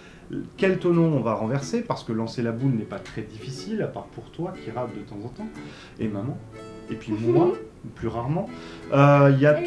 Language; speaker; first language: French; native; French